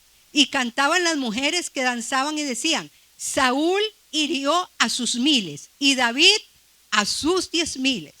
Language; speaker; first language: Spanish; native; Spanish